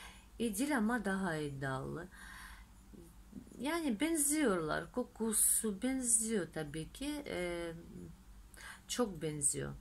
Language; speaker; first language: Turkish; non-native, fluent; Russian